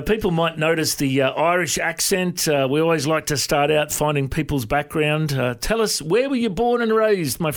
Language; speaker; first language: English; native; English